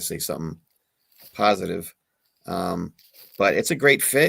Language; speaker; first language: English; native; English